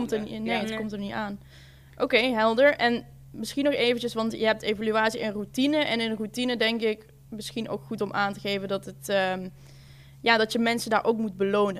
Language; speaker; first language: Dutch; native; Dutch